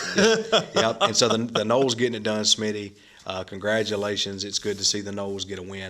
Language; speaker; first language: English; native; English